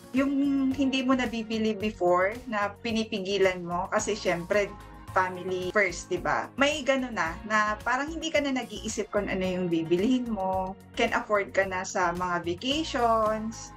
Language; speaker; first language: Filipino; non-native, local second language; Bikol